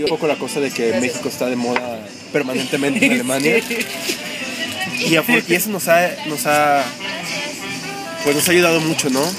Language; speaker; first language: Spanish; native; Spanish